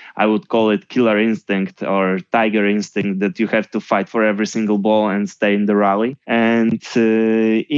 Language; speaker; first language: English; non-native, fluent; Polish